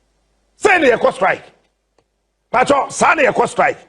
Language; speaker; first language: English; non-native, local second language; Akan